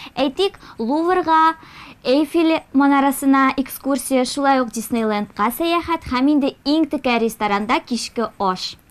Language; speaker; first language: Tatar; native; Tatar